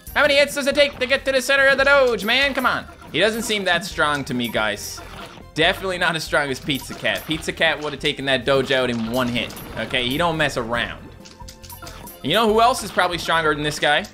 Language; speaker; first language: English; native; English